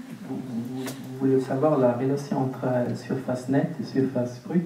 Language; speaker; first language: French; non-native, local second language; German